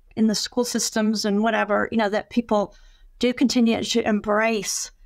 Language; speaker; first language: English; native; English